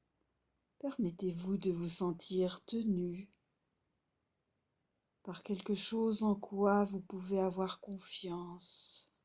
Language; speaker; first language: French; native; French